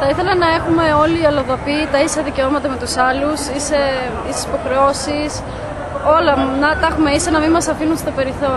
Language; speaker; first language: Greek; early bilingual, other home language; Albanian